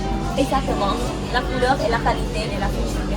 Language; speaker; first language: French; non-native, fluent; Vietnamese